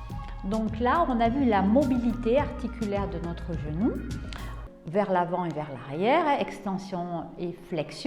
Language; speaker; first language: French; native; French